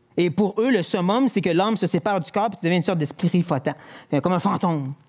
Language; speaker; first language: French; native; French